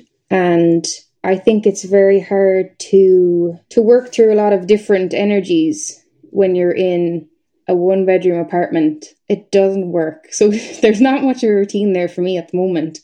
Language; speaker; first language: English; native; English